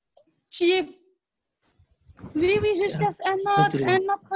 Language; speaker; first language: French; non-native, local second language; Arabic